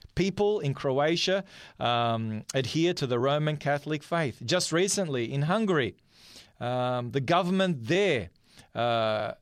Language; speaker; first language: English; non-native, fluent; Macedonian